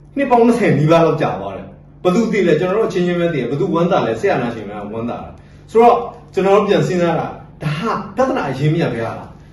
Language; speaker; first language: Burmese; non-native, local second language; S'gaw Karen